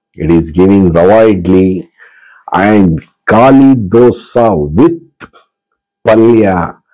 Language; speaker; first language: English; non-native, local second language; Kannada